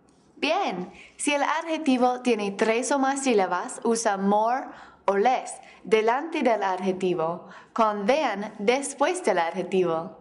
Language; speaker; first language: Spanish; non-native, fluent; English